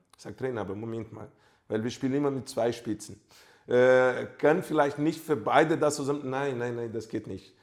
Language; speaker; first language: German; non-native, fluent; Portuguese